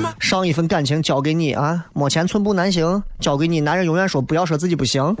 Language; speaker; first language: Chinese; native; Chinese